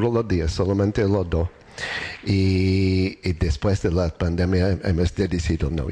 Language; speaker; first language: Spanish; non-native, learner; English